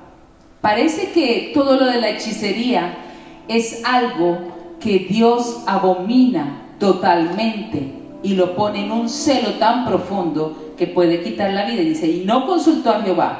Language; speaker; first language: Spanish; native; Spanish